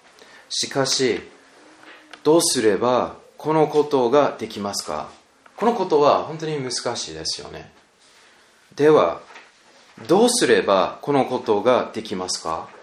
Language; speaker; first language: Japanese; non-native, learner; English